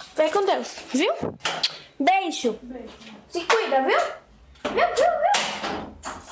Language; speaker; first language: Portuguese; early bilingual, other home language; Spanish